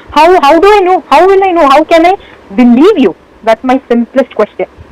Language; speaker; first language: English; non-native, local second language; Malayalam